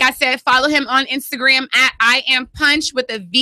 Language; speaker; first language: English; native; English